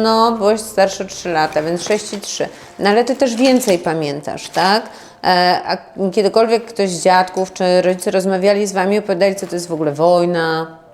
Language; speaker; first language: Polish; native; Polish